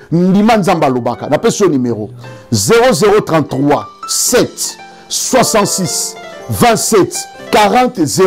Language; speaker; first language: French; non-native, local second language; Lingala